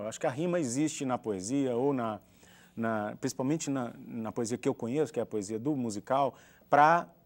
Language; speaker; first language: Portuguese; native; Portuguese